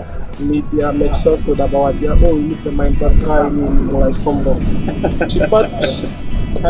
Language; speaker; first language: Indonesian; non-native, fluent; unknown